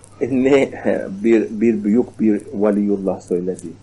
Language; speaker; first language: Turkish; non-native, learner; Arabic